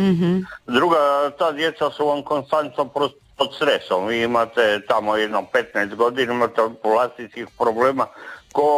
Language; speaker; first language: Serbian; native; Serbian